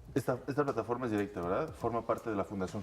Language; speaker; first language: Spanish; native; Spanish